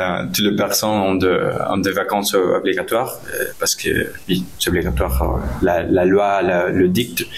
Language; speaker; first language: French; non-native, learner; Spanish